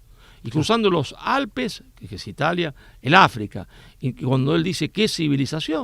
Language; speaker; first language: Spanish; native; Spanish